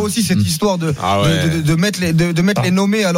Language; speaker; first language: French; native; French